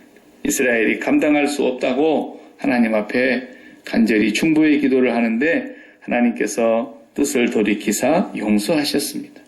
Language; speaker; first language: Korean; native; Korean